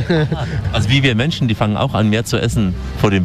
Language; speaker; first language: German; native; German